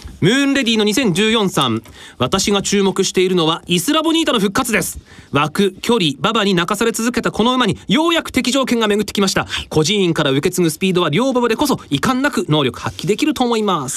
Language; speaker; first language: Japanese; native; Japanese